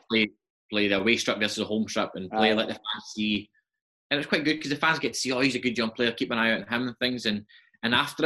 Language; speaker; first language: English; native; English